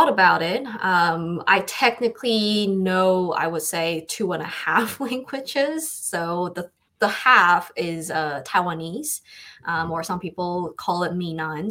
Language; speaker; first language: English; non-native, fluent; Chinese